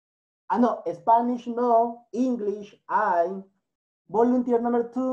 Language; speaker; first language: English; non-native, learner; Spanish